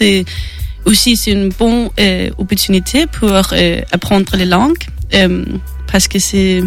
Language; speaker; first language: French; non-native, learner; German